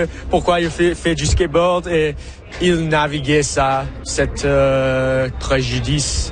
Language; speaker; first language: French; non-native, local second language; English